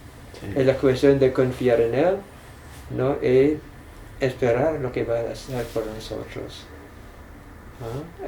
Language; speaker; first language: Spanish; non-native, fluent; English